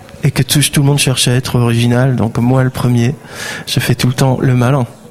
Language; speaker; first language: French; native; French